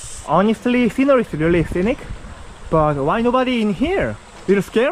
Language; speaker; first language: English; non-native, fluent; Korean